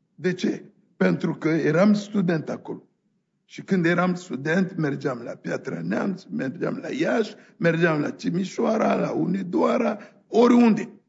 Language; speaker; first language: Romanian; non-native, fluent; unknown